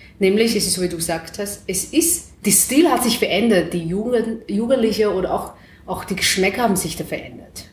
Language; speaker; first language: German; non-native, fluent; Chinese